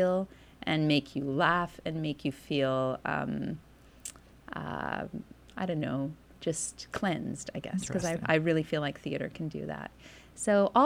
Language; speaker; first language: English; native; English